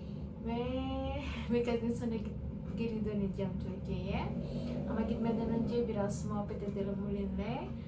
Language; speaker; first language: Turkish; non-native, learner; Indonesian